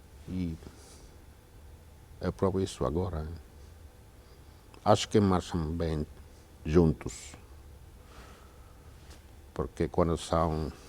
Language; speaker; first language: Portuguese; non-native, learner; Finnish